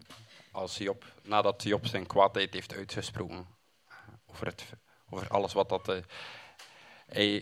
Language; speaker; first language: Dutch; native; Dutch